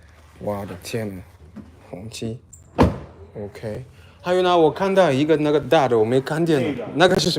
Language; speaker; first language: Chinese; non-native, fluent; English